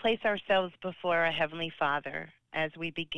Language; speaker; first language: English; native; English